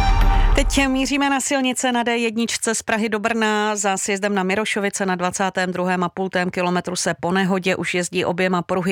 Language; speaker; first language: Czech; native; Czech